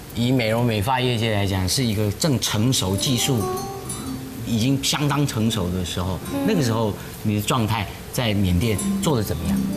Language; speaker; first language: Chinese; native; Chinese